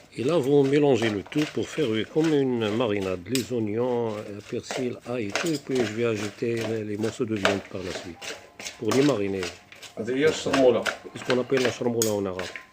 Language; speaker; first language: French; non-native, local second language; Arabic